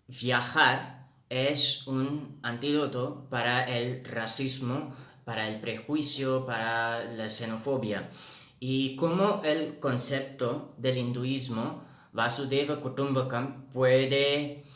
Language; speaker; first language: Spanish; non-native, fluent; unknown